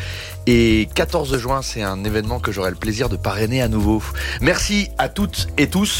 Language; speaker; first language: French; native; French